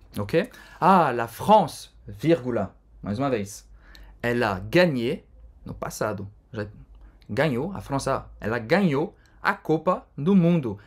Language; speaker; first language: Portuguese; non-native, fluent; French